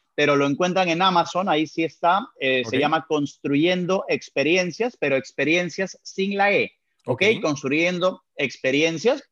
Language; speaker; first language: Spanish; native; Spanish